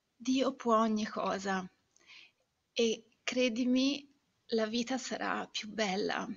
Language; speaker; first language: Italian; native; Italian